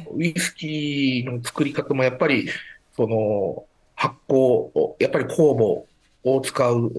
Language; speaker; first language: Japanese; native; Japanese